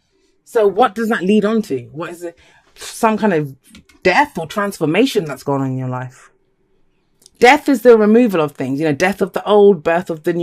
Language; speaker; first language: English; native; English